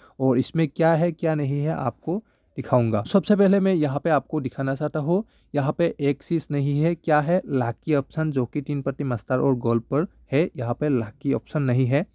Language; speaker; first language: Hindi; non-native, local second language; Bangla